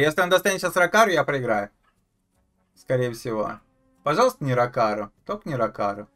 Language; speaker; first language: Russian; native; Russian